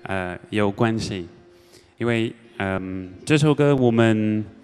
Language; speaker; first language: Chinese; non-native, learner; English